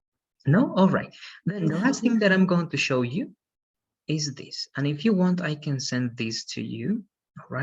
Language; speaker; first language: English; non-native, fluent; Spanish